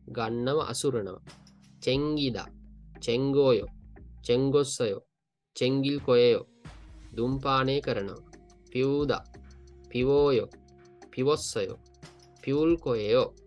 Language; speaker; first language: Korean; non-native, learner; Sinhala